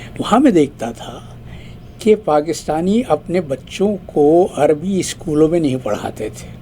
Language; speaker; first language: Urdu; native; Urdu